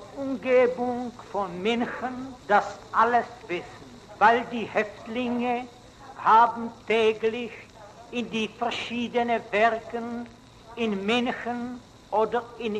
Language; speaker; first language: German; non-native, fluent; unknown